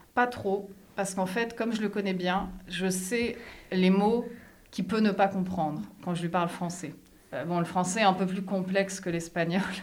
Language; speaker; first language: French; native; French